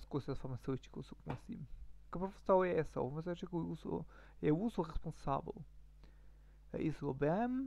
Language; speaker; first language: Portuguese; non-native, learner; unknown